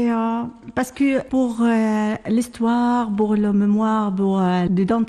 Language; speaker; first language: French; non-native, learner; Arabic